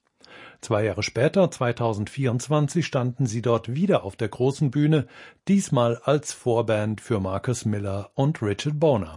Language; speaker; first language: German; native; German